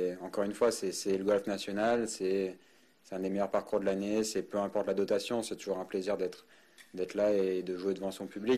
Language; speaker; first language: French; native; French